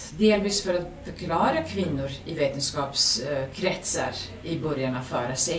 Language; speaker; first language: Swedish; non-native, fluent; Serbian